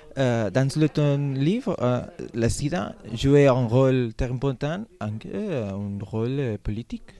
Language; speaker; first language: French; non-native, learner; Catalan